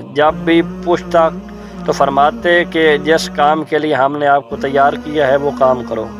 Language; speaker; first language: Urdu; non-native, local second language; Punjabi